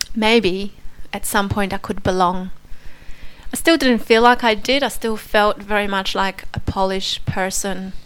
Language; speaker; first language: English; non-native, fluent; Polish